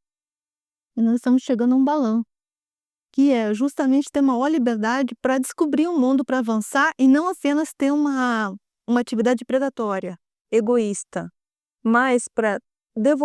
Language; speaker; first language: Portuguese; native; Portuguese